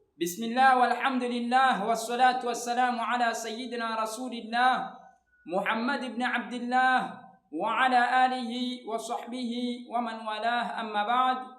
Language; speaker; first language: Swahili; native; Swahili